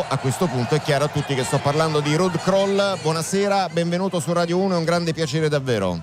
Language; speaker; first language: Italian; native; Italian